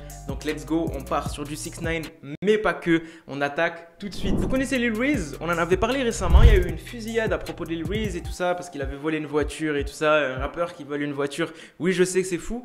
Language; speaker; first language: French; native; French